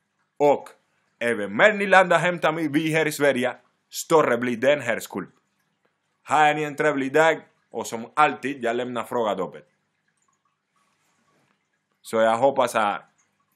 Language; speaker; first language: Swedish; non-native, fluent; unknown